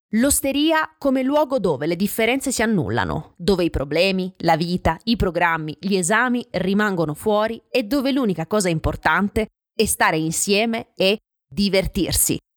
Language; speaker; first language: Italian; native; Italian